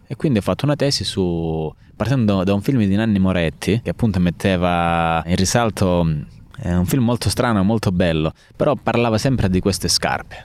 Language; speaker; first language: Italian; native; Italian